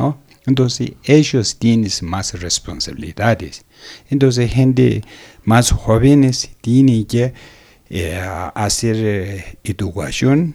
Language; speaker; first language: Spanish; non-native, learner; Tibetan